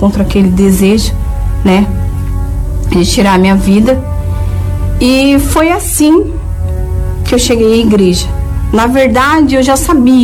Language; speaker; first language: Portuguese; native; Portuguese